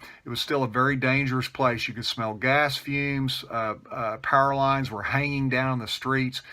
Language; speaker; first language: English; native; English